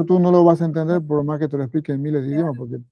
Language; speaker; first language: Spanish; native; Spanish